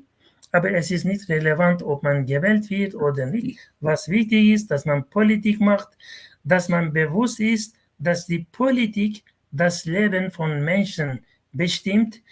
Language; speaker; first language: German; non-native, fluent; Kurdish